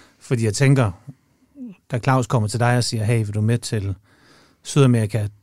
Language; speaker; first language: Danish; native; Danish